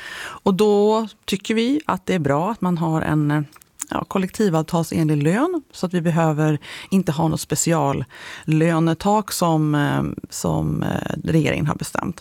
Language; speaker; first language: Swedish; native; Swedish